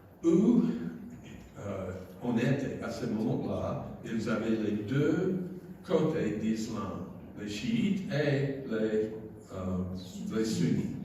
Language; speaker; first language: French; non-native, fluent; English